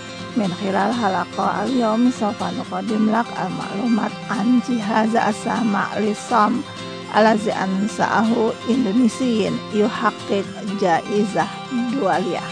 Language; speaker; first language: Arabic; non-native, fluent; Indonesian